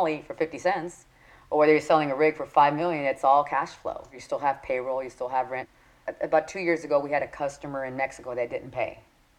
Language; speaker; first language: English; early bilingual, other home language; Spanish